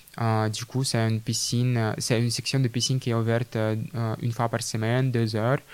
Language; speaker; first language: French; non-native, fluent; Russian